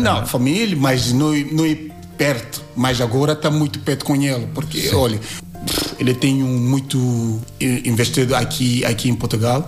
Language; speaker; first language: Portuguese; non-native, learner; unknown